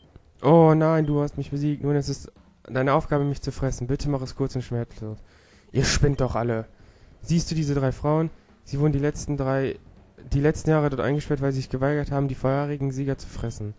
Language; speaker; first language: German; native; German